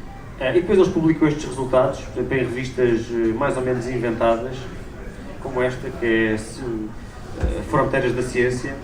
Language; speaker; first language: Portuguese; native; Portuguese